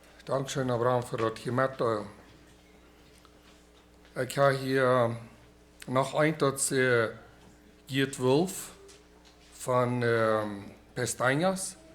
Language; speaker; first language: German; early bilingual, heritage; Plautdietsch